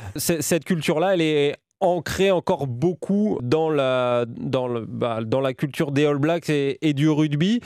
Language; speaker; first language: French; native; French